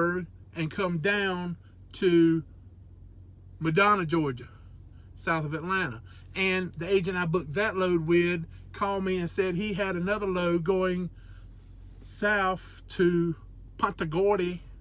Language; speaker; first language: English; native; English